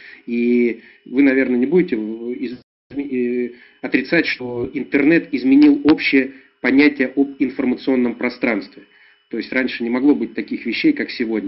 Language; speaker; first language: Russian; native; Russian